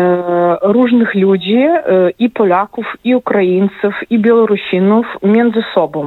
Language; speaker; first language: Polish; non-native, fluent; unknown